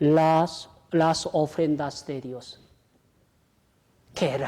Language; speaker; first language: Spanish; non-native, fluent; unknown